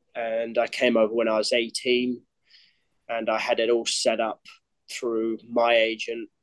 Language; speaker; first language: English; native; English